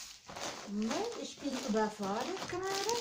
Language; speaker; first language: German; non-native, learner; Filipino